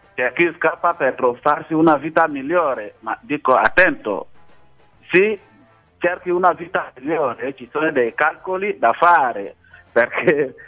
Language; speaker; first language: Italian; non-native, fluent; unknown